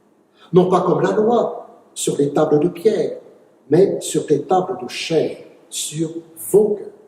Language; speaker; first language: French; native; French